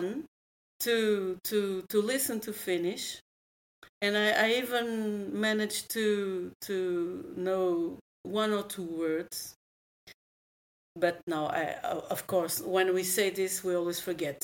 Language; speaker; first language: English; non-native, fluent; Portuguese